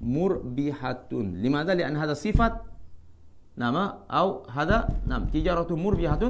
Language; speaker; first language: Arabic; non-native, fluent; Malay